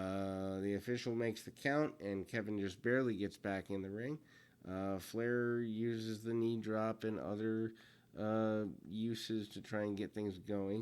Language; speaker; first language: English; native; English